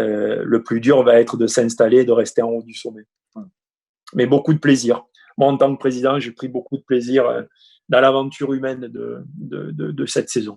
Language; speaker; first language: French; native; French